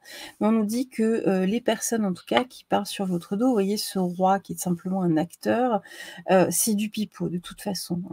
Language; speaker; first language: French; native; French